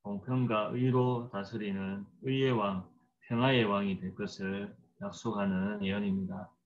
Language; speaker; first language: Korean; native; Korean